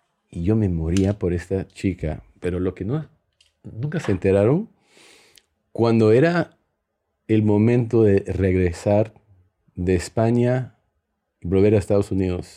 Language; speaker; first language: Spanish; early bilingual, heritage; Spanish